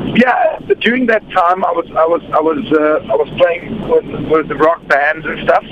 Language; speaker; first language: English; non-native, fluent; Portuguese